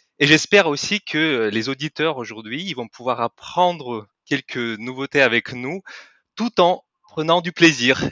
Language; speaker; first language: French; non-native, fluent; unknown